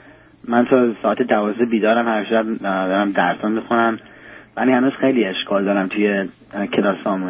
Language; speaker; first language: Persian; early bilingual, heritage; Persian